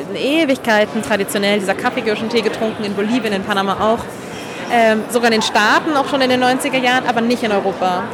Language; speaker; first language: German; non-native, fluent; Catalan